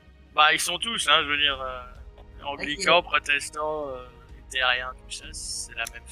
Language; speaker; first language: French; native; French